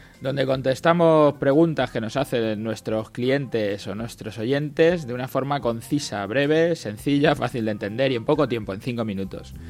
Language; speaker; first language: Spanish; native; Spanish